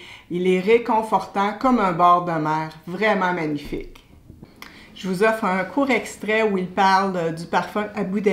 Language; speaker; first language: French; native; French